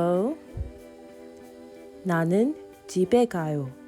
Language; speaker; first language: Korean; non-native, learner; English